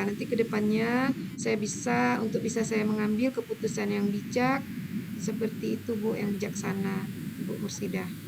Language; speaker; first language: Indonesian; native; Indonesian